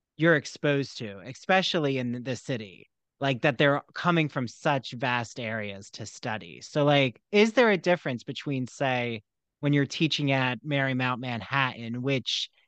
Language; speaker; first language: English; native; English